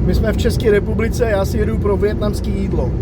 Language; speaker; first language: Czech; non-native, fluent; English